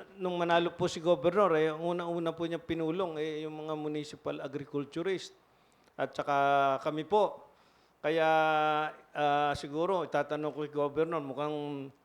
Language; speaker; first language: Filipino; native; Filipino